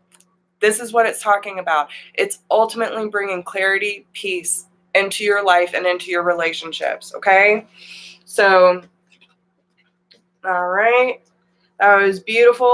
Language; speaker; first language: English; native; English